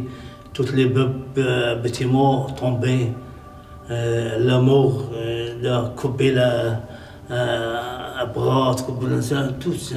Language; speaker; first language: French; non-native, learner; Arabic